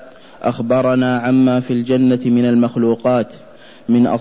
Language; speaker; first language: Arabic; native; Arabic